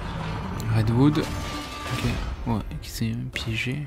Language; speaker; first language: French; native; French